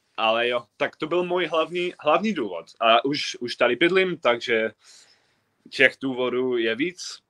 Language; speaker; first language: Czech; non-native, fluent; English